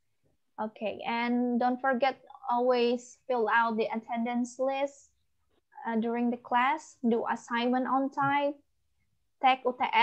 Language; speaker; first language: English; non-native, learner; Indonesian